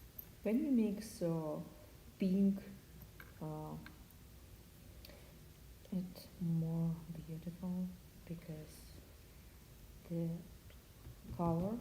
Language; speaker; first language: English; non-native, learner; Russian